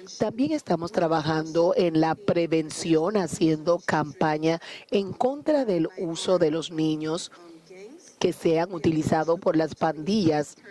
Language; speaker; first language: Spanish; non-native, fluent; Haitian Creole